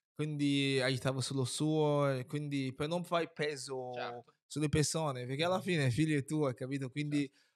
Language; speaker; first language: Italian; non-native, fluent; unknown